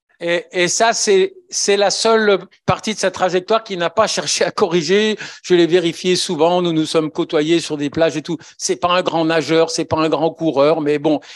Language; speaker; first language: French; native; French